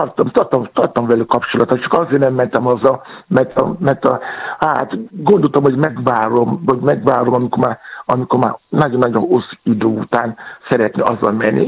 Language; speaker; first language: Hungarian; non-native, learner; Yoruba